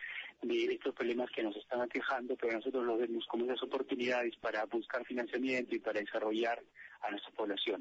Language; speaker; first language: Spanish; native; Spanish